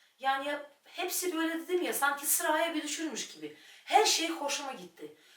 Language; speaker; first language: Turkish; non-native, fluent; Russian